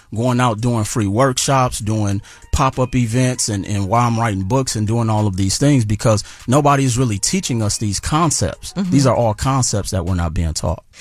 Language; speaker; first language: English; native; English